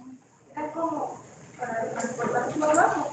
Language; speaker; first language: Spanish; native; Spanish